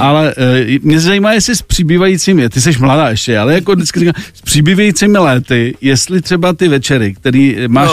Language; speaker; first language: Czech; native; Czech